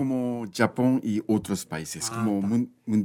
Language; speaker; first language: Portuguese; non-native, learner; Japanese